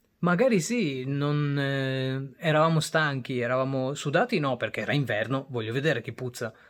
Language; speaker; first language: Italian; early bilingual, other home language; Bangla